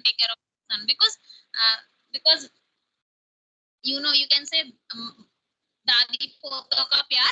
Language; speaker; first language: English; non-native, local second language; Hindi